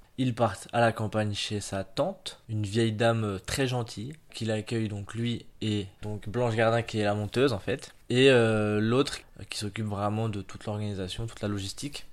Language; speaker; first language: French; native; French